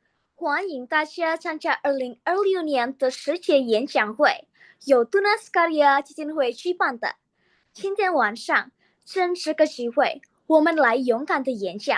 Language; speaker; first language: Chinese; non-native, learner; Indonesian